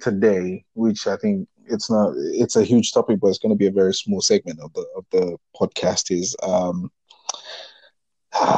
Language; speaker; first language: English; non-native, local second language; Yoruba